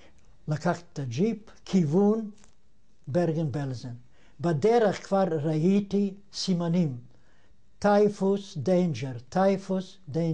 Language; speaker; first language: Hebrew; non-native, fluent; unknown